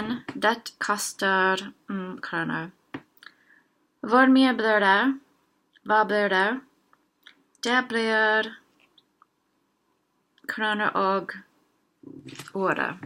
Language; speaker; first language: Norwegian; non-native, learner; English